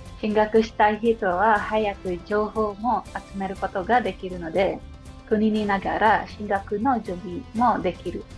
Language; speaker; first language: Japanese; non-native, learner; Indonesian